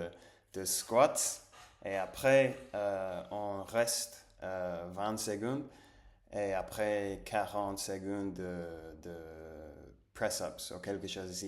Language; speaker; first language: French; non-native, fluent; Spanish